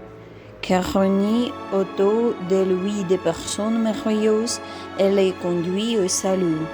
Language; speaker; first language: French; non-native, learner; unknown